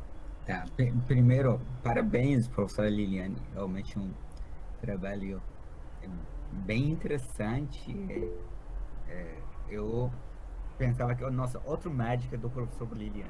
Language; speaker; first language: Portuguese; non-native, fluent; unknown